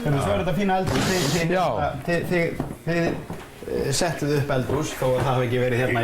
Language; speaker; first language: Icelandic; native; Icelandic